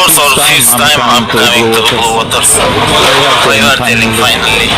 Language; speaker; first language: English; non-native, learner; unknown